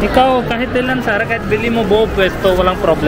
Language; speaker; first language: Filipino; non-native, learner; Hindi